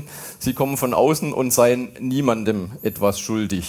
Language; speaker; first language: German; native; German